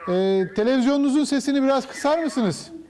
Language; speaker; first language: Turkish; native; Turkish